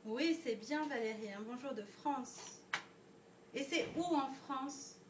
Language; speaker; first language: French; non-native, fluent; Dutch